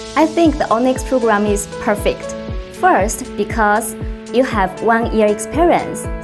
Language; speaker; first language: English; non-native, fluent; Chinese